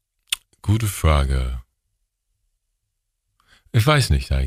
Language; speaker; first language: German; non-native, learner; English